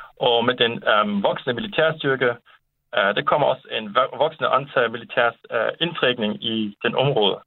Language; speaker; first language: Danish; non-native, fluent; Japanese